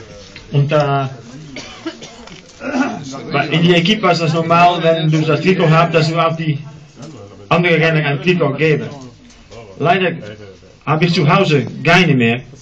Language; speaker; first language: German; non-native, learner; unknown